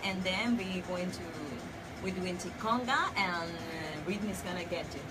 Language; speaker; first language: English; non-native, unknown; Spanish